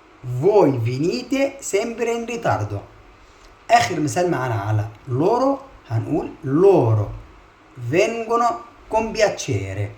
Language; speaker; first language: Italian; non-native, fluent; Arabic